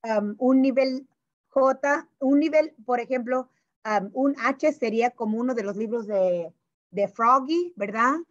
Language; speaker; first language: Spanish; early bilingual, heritage; Spanish